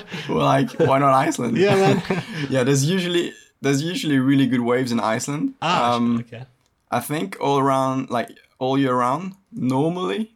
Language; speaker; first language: English; early bilingual, other home language; French